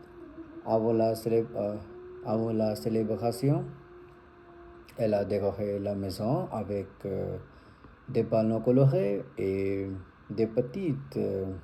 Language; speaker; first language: French; non-native, learner; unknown